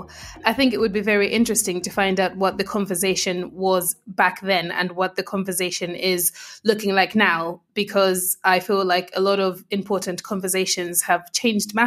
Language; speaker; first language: English; non-native, local second language; Nyanja